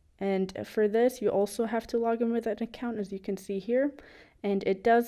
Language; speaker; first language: English; native; English